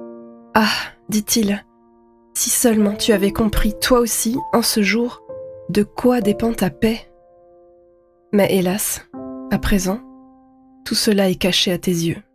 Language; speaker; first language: French; native; French